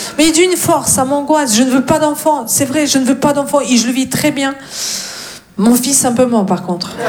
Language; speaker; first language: French; non-native, fluent; Russian